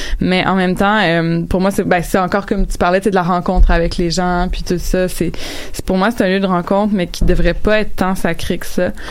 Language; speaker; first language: French; native; French